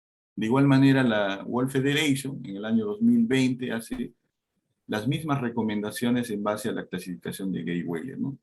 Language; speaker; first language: Spanish; native; Spanish